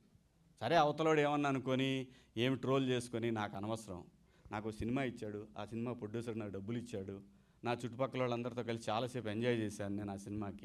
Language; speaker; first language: Telugu; native; Telugu